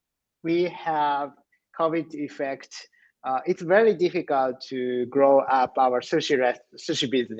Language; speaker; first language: English; non-native, learner; Japanese